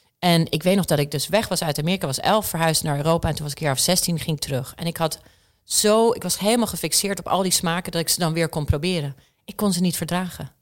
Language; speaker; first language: Dutch; early bilingual, other home language; Czech